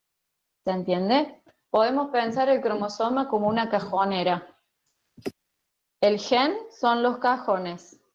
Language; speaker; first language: Spanish; native; Spanish